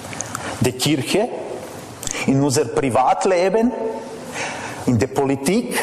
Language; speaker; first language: German; non-native, fluent; Serbian